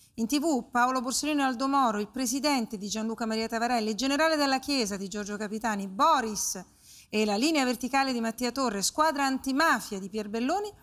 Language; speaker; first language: Italian; native; Italian